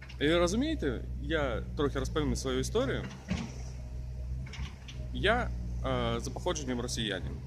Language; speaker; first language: Ukrainian; non-native, local second language; Russian